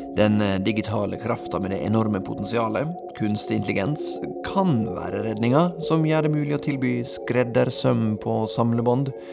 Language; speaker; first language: Norwegian; native; Norwegian